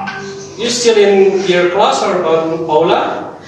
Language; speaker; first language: English; non-native, learner; Indonesian